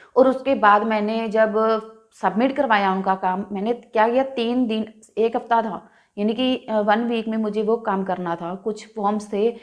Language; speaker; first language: Hindi; non-native, local second language; Punjabi